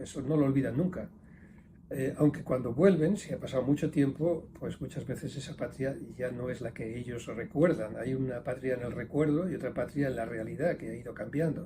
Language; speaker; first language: Spanish; native; Spanish